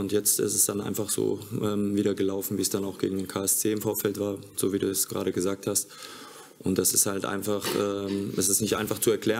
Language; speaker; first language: German; native; German